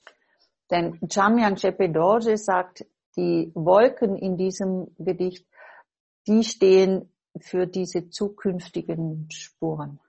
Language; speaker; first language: German; non-native, fluent; English